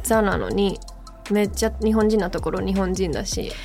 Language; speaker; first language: Japanese; early bilingual, heritage; Japanese